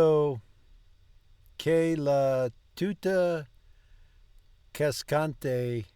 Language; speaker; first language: Italian; non-native, learner; English